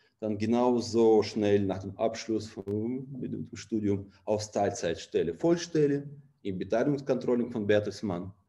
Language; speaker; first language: German; non-native, fluent; Russian